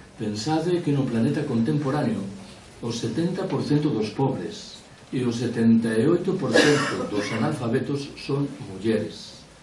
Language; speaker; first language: Galician; non-native, local second language; Spanish